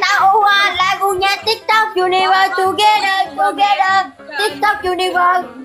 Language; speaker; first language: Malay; non-native, learner; Vietnamese